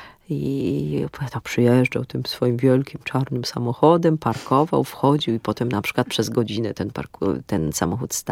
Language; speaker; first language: Polish; native; Polish